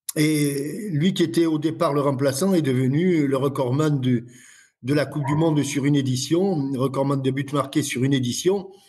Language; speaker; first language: French; native; French